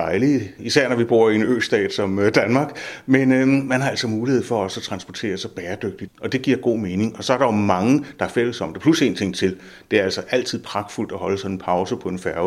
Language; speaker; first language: Danish; native; Danish